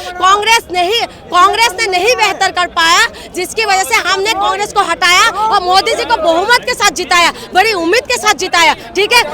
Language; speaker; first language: Hindi; non-native, local second language; Assamese